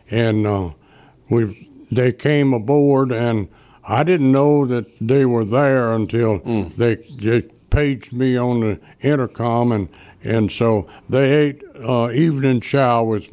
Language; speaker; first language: English; native; English